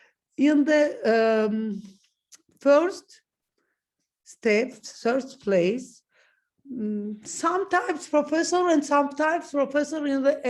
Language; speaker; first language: English; non-native, learner; Georgian